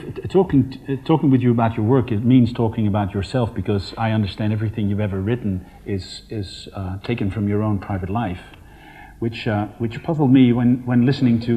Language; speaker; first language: English; non-native, fluent; Dutch